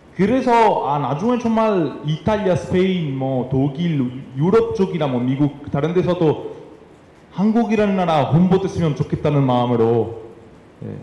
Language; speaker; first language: Korean; non-native, fluent; Italian